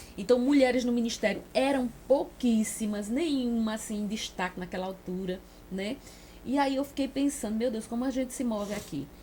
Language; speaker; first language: Portuguese; native; Portuguese